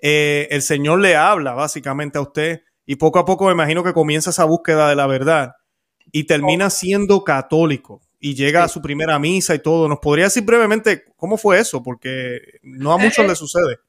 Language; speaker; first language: Spanish; native; Spanish